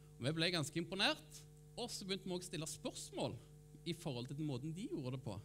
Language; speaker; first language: Norwegian; native; Norwegian